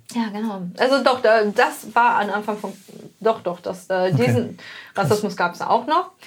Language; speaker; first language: German; native; German